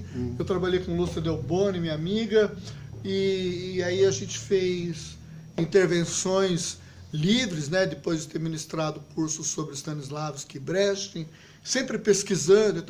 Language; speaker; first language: Portuguese; native; Portuguese